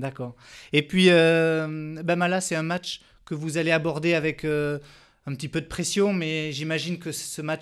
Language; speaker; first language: French; native; French